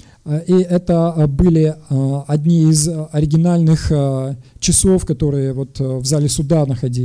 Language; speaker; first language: Russian; native; Russian